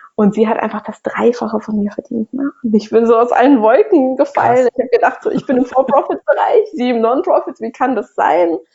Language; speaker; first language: German; non-native, fluent; Russian